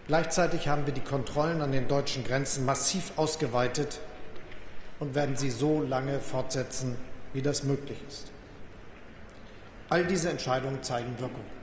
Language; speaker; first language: German; native; German